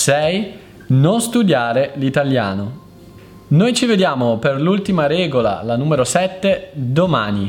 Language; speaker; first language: Italian; native; Italian